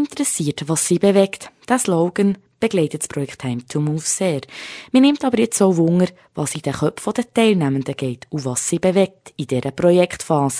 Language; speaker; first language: German; native; German